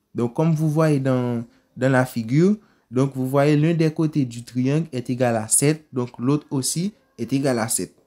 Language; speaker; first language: French; non-native, local second language; Haitian Creole